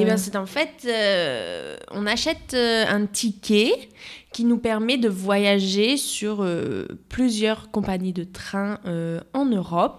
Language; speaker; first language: French; native; French